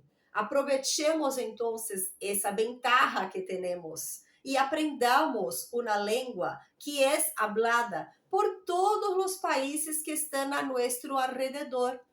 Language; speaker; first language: Spanish; non-native, fluent; Portuguese